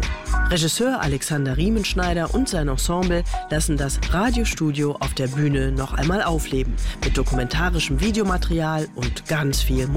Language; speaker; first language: German; native; German